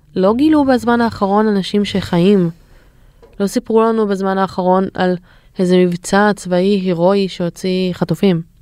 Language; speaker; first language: Hebrew; native; Hebrew